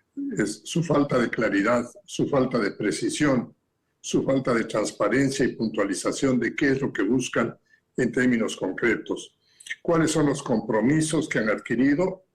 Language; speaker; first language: Spanish; native; Spanish